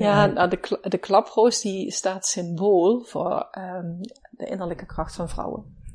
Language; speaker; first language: Dutch; native; Dutch